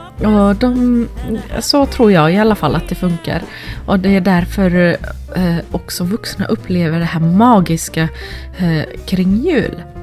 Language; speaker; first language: Swedish; early bilingual, other home language; Finnish